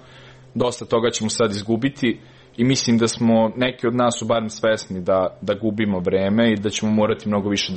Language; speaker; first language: Serbian; native; Serbian